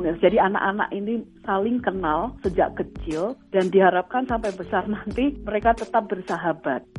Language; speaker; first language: Indonesian; native; Indonesian